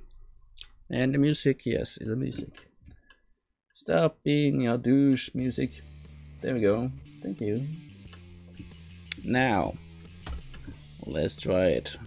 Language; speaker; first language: English; non-native, fluent; Norwegian